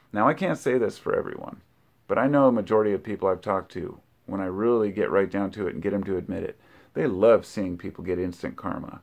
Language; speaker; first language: English; native; English